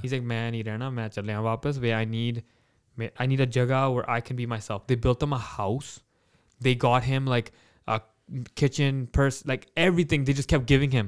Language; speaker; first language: English; early bilingual, other home language; Punjabi